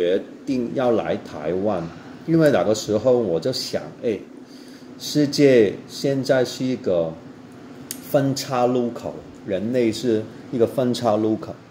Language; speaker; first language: Chinese; non-native, local second language; Cantonese